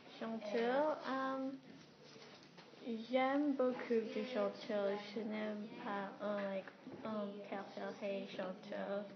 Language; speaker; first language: French; non-native, learner; English